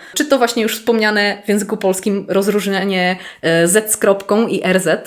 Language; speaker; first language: Polish; native; Polish